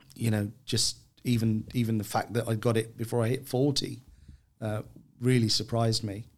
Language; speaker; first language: English; native; English